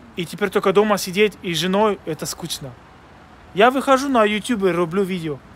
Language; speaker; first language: Russian; non-native, local second language; Tajik